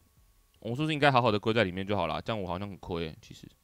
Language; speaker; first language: Chinese; native; Chinese